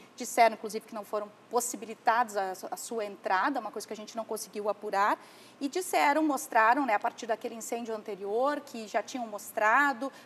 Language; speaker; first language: Portuguese; native; Portuguese